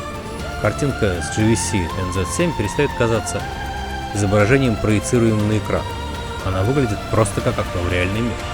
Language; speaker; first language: Russian; native; Russian